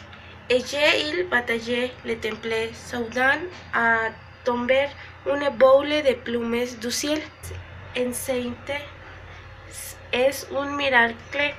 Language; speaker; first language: French; non-native, learner; Spanish